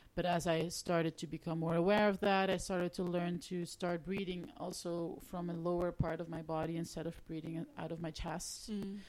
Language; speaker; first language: English; non-native, fluent; Dutch